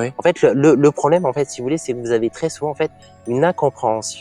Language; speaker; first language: French; native; French